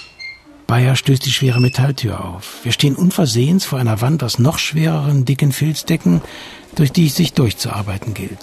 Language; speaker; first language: German; native; German